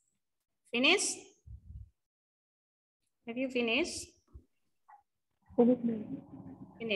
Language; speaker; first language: English; non-native, learner; Indonesian